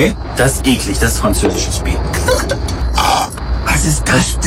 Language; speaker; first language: German; native; German